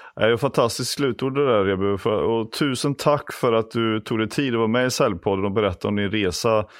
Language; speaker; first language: Swedish; native; Swedish